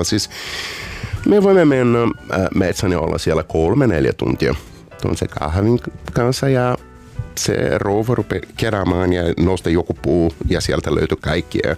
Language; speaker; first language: Finnish; non-native, fluent; Portuguese